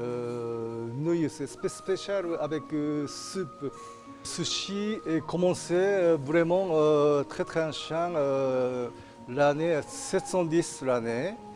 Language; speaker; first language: French; non-native, learner; Japanese